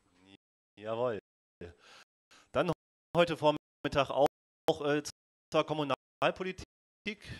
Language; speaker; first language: German; native; German